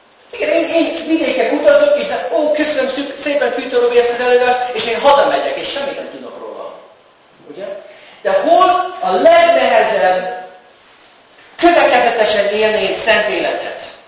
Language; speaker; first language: Hungarian; native; Hungarian